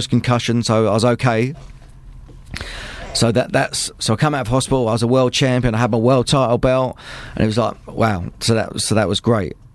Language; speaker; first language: English; native; English